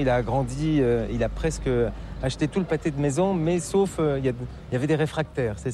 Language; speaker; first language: French; native; French